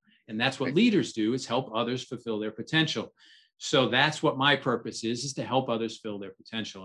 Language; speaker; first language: English; native; English